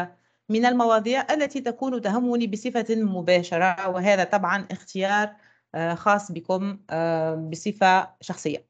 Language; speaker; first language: Arabic; native; Arabic